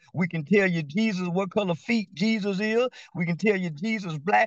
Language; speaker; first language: English; native; English